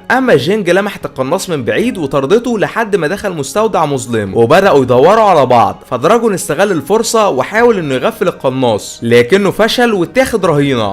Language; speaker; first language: Arabic; native; Arabic